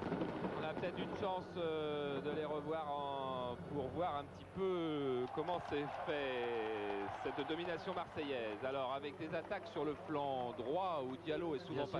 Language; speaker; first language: French; native; French